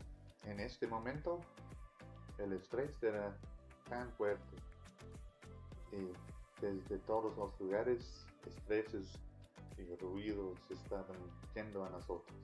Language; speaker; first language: Spanish; non-native, learner; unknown